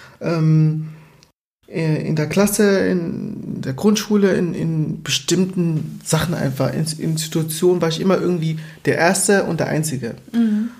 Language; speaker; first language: German; early bilingual, other home language; Portuguese